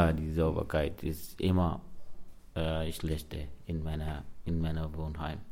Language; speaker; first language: German; non-native, learner; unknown